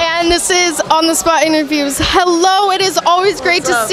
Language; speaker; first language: English; native; English